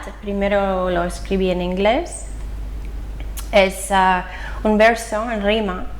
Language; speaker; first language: Spanish; non-native, fluent; English